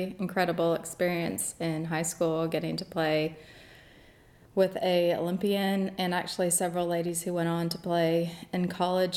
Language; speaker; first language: English; native; English